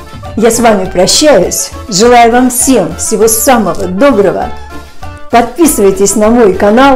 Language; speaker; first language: Russian; native; Russian